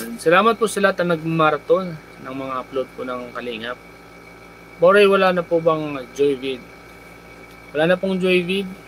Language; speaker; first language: Filipino; native; Filipino